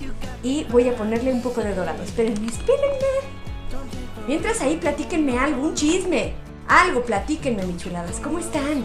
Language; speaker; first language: Spanish; native; Spanish